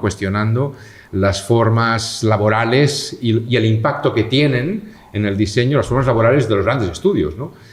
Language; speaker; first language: Spanish; native; Spanish